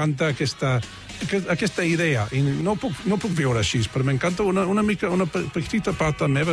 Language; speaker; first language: Catalan; non-native, fluent; English